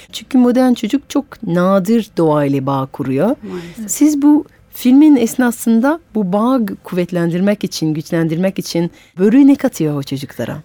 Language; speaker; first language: Turkish; non-native, fluent; French